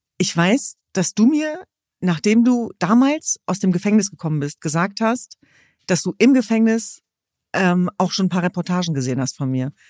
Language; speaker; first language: German; early bilingual, other home language; Kurdish